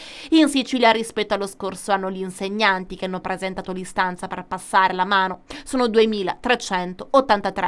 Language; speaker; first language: Italian; native; Italian